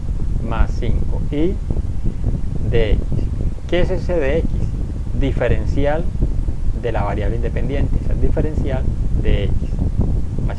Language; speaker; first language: Spanish; native; Spanish